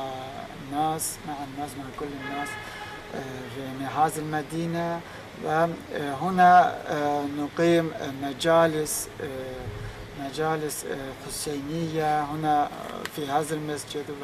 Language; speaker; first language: Arabic; non-native, fluent; Azerbaijani